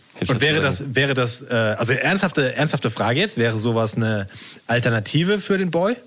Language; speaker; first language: German; native; German